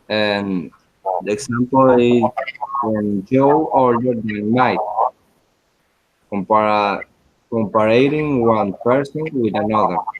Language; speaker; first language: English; non-native, learner; Spanish